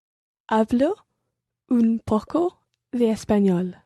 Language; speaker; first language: Spanish; non-native, learner; English